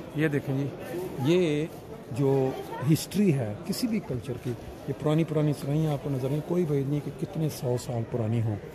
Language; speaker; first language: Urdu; non-native, local second language; Punjabi